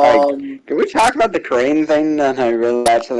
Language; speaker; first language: English; native; English